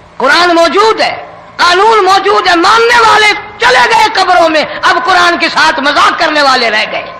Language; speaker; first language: Urdu; non-native, local second language; Punjabi